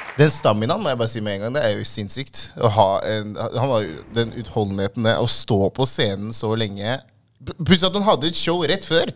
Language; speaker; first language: Norwegian; early bilingual, other home language; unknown